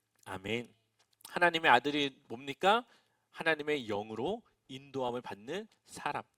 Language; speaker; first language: Korean; native; Korean